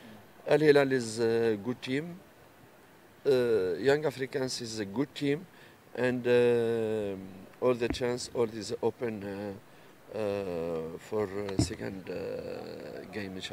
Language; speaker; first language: English; non-native, learner; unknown